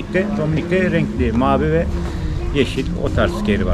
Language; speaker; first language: Turkish; native; Turkish